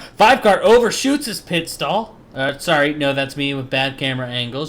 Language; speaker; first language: English; native; English